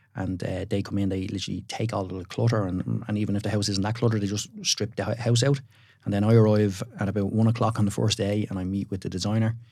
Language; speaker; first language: English; native; English